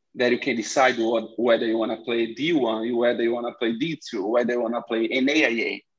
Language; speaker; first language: English; non-native, fluent; Portuguese